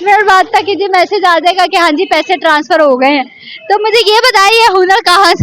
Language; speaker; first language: Urdu; native; Urdu